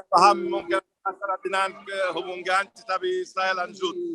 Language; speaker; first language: Indonesian; non-native, learner; Arabic